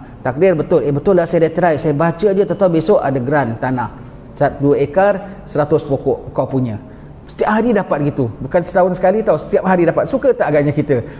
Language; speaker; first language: Malay; native; Malay